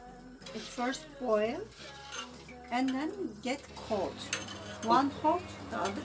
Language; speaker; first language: English; non-native, learner; Turkish